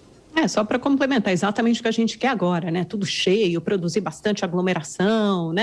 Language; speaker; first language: Portuguese; native; Portuguese